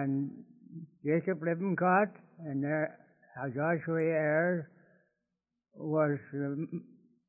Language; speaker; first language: English; native; English